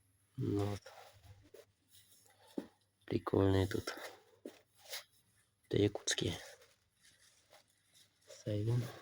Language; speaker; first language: Russian; non-native, local second language; Yakut